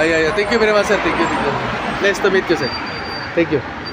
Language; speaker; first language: English; non-native, learner; Filipino